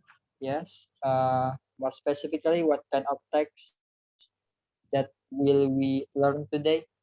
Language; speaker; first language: English; non-native, learner; Indonesian